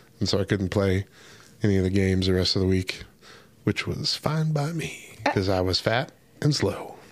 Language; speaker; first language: English; native; English